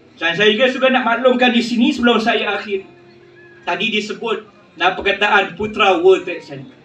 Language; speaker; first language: Malay; native; Malay